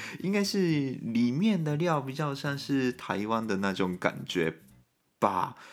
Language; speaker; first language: Chinese; non-native, fluent; Japanese